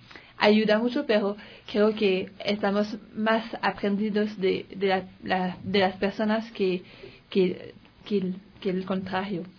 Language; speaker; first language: Spanish; non-native, learner; French